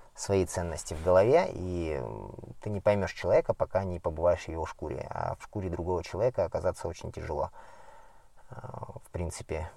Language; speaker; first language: Russian; native; Russian